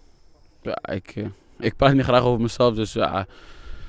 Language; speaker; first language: Dutch; native; Dutch